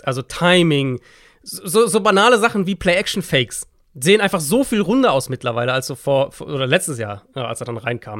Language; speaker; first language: German; native; German